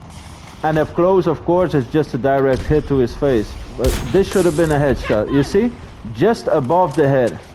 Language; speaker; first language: English; non-native, fluent; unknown